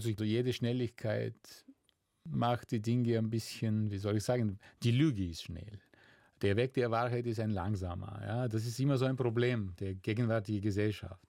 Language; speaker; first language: German; non-native, fluent; Bulgarian